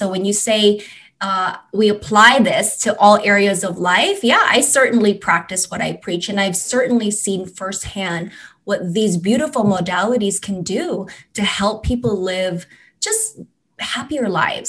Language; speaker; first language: English; non-native, local second language; Cantonese